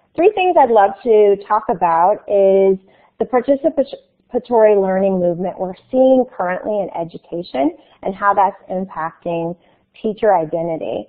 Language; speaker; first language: English; native; English